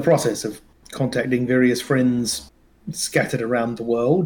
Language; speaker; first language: English; native; English